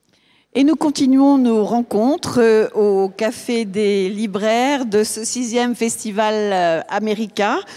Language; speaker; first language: French; native; French